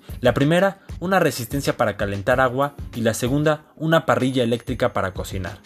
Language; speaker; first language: Spanish; native; Spanish